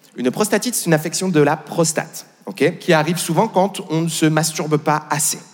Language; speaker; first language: French; native; French